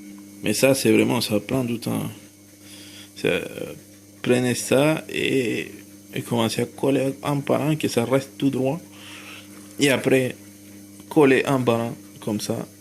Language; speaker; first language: French; non-native, fluent; Spanish